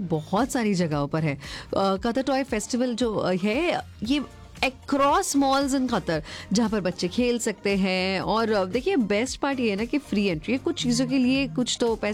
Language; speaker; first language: Hindi; native; Hindi